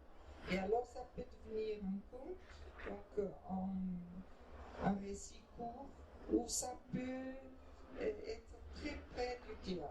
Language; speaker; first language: French; non-native, fluent; Portuguese